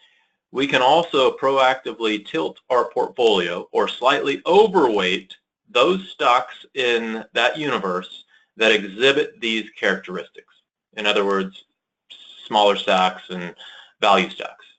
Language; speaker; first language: English; native; English